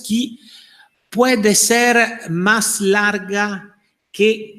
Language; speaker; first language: Spanish; non-native, fluent; Italian